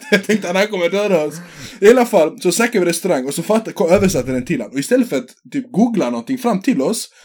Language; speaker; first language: Swedish; early bilingual, other home language; Serbian